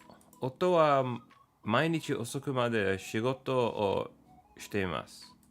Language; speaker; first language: Japanese; non-native, learner; English